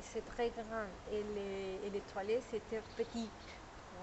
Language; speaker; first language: French; non-native, learner; Spanish